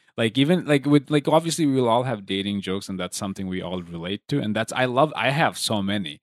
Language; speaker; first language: English; non-native, local second language; Bangla